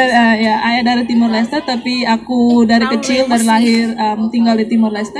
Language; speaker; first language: Indonesian; non-native, learner; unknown